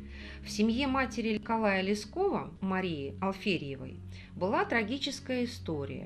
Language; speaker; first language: Russian; native; Russian